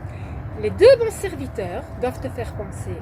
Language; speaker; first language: French; native; French